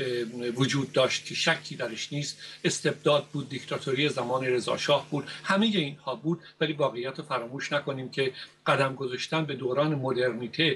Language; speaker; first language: Persian; native; Persian